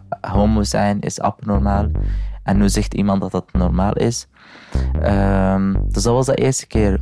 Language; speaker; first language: Dutch; non-native, fluent; Arabic